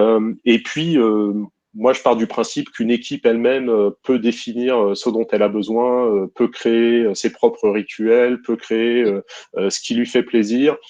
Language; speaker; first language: French; native; French